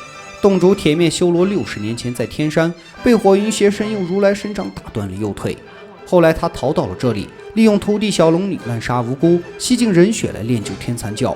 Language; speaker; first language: Chinese; native; Chinese